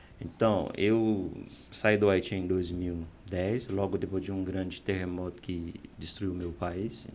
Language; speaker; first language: Portuguese; non-native, fluent; Haitian Creole